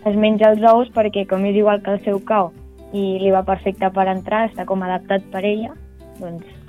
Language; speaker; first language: Catalan; native; Catalan